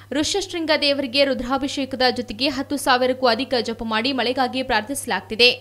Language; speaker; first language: Kannada; native; Kannada